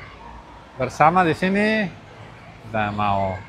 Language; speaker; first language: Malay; non-native, learner; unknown